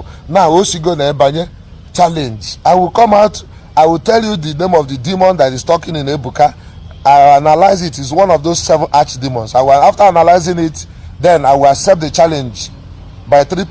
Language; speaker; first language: English; non-native, local second language; Igbo